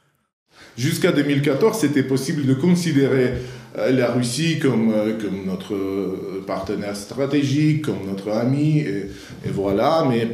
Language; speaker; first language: French; non-native, fluent; Ukrainian